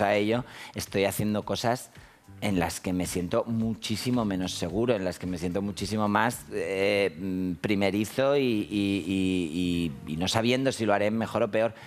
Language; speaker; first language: Spanish; native; Spanish